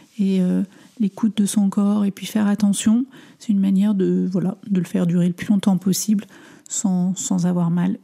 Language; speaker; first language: French; early bilingual, other home language; Armenian